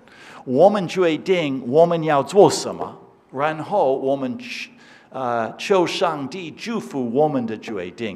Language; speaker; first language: Chinese; non-native, fluent; English